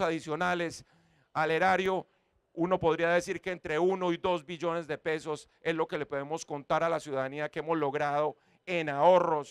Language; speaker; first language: Spanish; native; Spanish